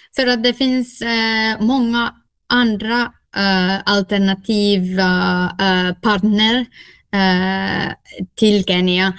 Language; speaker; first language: Swedish; non-native, fluent; Finnish